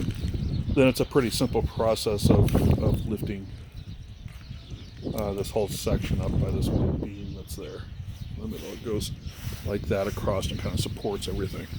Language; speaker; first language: English; native; English